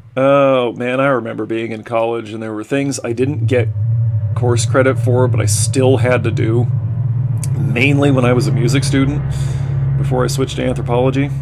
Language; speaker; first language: English; native; English